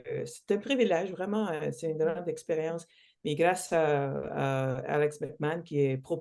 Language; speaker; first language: French; non-native, local second language; English